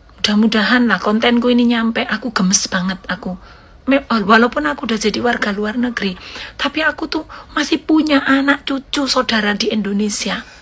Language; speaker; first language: Indonesian; native; Indonesian